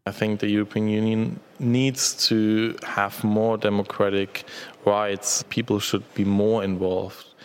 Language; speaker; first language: English; non-native, fluent; German